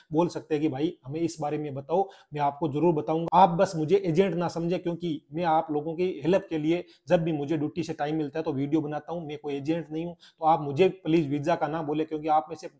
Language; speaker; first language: Hindi; native; Hindi